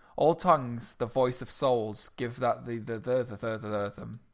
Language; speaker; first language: English; non-native, fluent; Luxembourgish